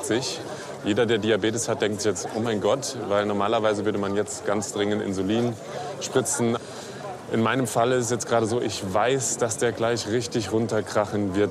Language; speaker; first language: German; native; German